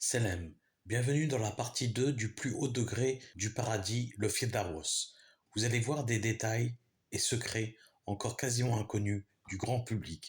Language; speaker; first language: French; native; French